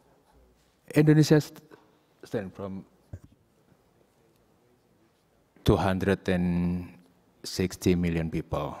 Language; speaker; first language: English; non-native, learner; Indonesian